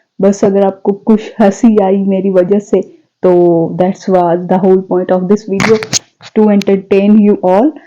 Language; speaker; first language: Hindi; non-native, local second language; Punjabi